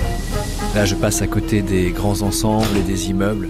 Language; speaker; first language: French; native; French